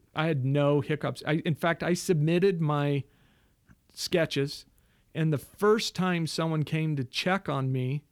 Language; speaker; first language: English; native; English